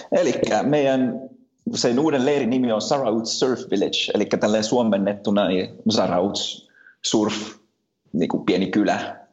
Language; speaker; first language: Finnish; early bilingual, heritage; Finnish